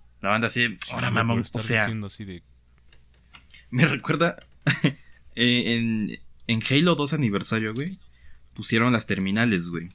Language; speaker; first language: Spanish; native; Spanish